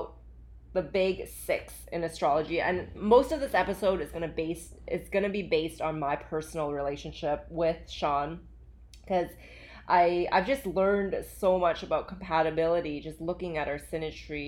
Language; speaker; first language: English; native; English